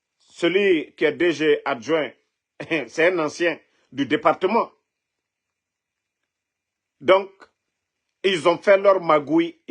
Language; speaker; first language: French; non-native, local second language; Mandingo